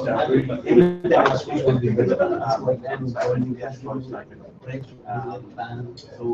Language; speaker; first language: English; non-native, learner; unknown